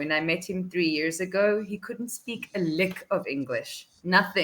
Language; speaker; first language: English; non-native, fluent; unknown